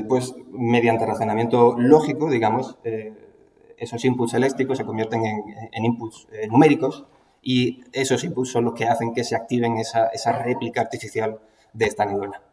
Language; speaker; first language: Spanish; native; Spanish